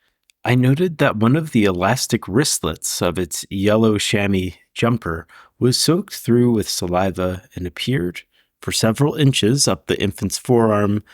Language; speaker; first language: English; native; English